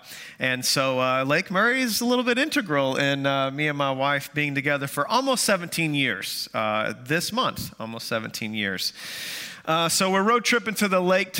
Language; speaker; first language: English; native; English